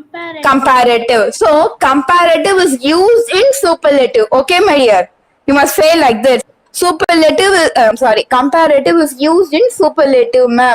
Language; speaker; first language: English; non-native, fluent; Tamil